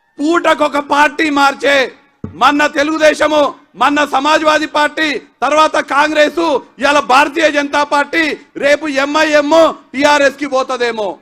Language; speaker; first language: Telugu; native; Telugu